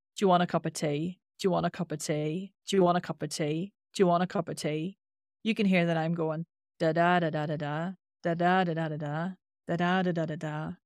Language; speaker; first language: English; native; English